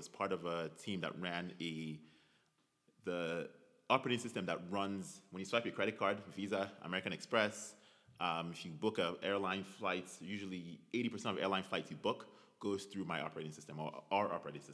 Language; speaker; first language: English; non-native, local second language; Igbo